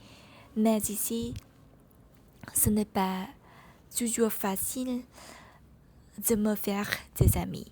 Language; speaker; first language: French; non-native, learner; Vietnamese